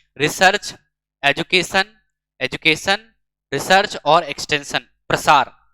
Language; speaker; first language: Hindi; native; Hindi